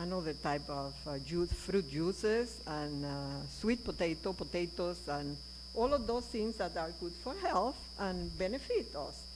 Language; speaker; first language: English; non-native, learner; Spanish